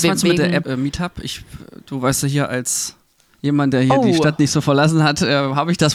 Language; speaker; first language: German; native; German